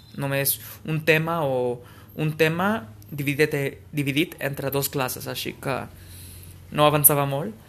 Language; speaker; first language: Catalan; non-native, fluent; Spanish